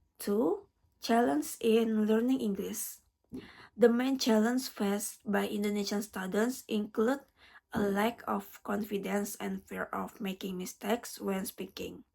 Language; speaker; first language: English; non-native, learner; Indonesian